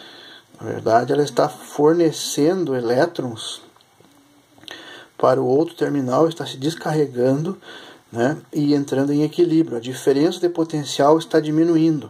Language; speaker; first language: Portuguese; native; Portuguese